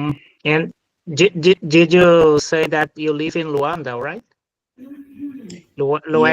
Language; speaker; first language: English; non-native, fluent; Portuguese